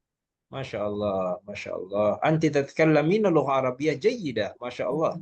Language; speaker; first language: Arabic; non-native, fluent; Malay